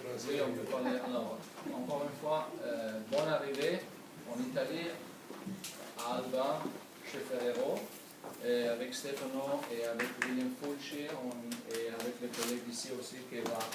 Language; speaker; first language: French; non-native, learner; Italian